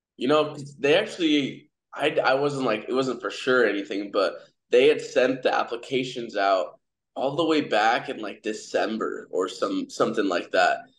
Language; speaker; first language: English; native; English